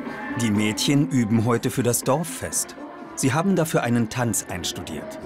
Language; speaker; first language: German; native; German